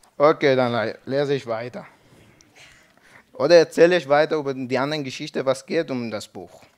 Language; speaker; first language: German; non-native, learner; Persian